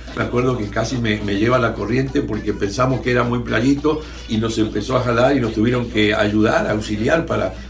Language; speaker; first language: Spanish; native; Spanish